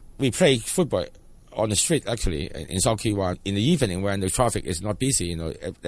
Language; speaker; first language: English; non-native, local second language; Cantonese